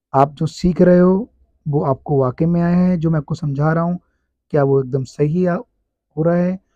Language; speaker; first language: Hindi; native; Hindi